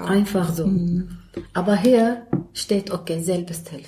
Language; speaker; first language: German; non-native, learner; Arabic